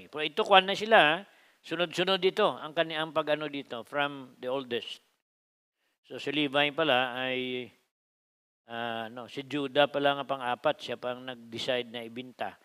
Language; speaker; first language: Filipino; non-native, local second language; Cebuano